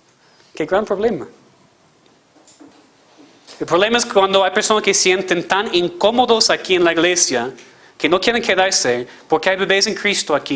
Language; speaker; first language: Spanish; non-native, fluent; English